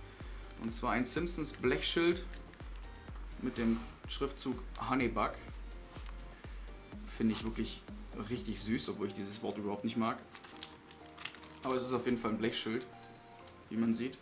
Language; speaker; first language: German; native; German